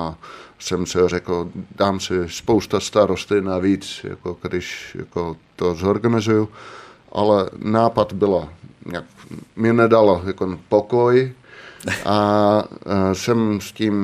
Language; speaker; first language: Czech; non-native, fluent; Dutch